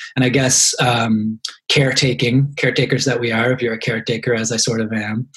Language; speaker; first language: English; native; English